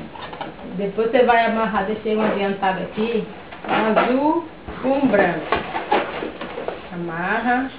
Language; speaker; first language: Portuguese; native; Portuguese